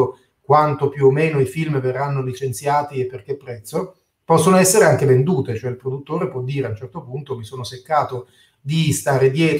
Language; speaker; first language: Italian; native; Italian